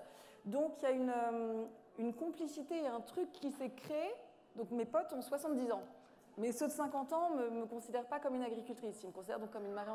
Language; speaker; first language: French; native; French